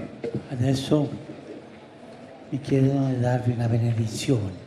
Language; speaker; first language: Italian; non-native, fluent; Spanish